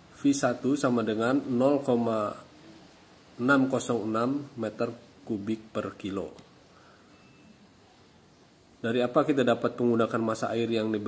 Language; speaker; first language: Indonesian; native; Indonesian